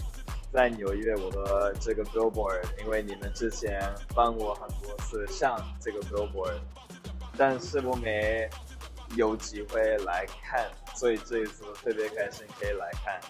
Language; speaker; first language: Chinese; non-native, fluent; English